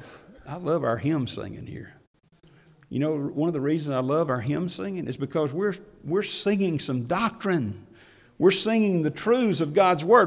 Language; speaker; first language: English; native; English